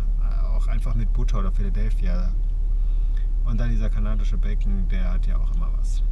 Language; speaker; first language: German; native; German